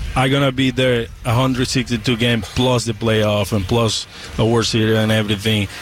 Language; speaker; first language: English; non-native, learner; Spanish